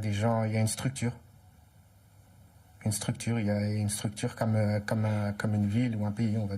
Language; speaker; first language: French; native; French